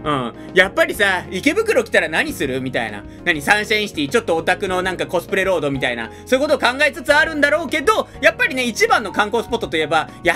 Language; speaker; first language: Japanese; native; Japanese